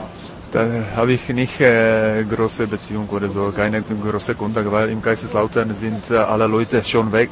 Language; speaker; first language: German; non-native, fluent; Czech